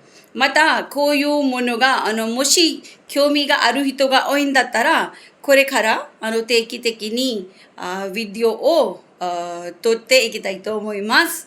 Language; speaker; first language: Japanese; non-native, fluent; Hindi